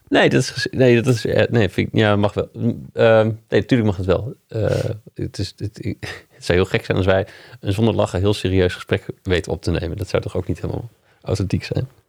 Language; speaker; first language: Dutch; non-native, fluent; English